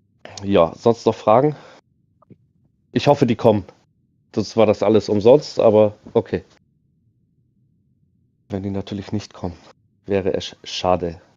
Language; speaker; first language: German; native; German